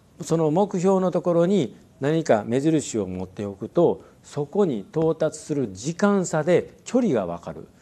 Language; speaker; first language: Japanese; native; Japanese